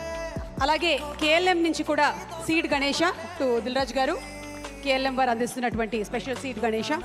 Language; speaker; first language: Telugu; native; Telugu